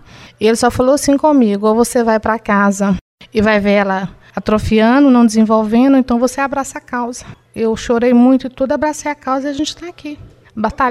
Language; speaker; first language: Portuguese; native; Portuguese